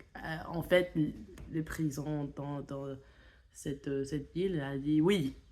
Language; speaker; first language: French; non-native, fluent; English